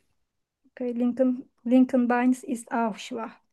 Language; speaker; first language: German; non-native, learner; Turkish